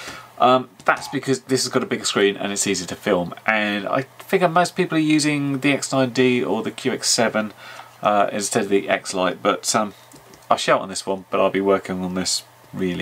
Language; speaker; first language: English; native; English